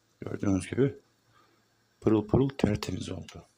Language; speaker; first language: Turkish; native; Turkish